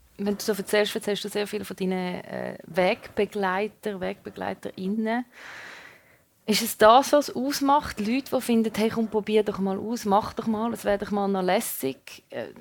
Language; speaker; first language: German; native; German